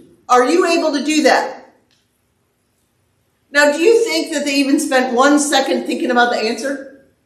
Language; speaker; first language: English; native; English